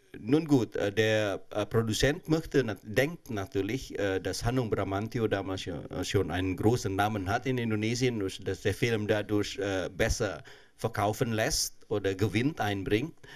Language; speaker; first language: German; non-native, fluent; Indonesian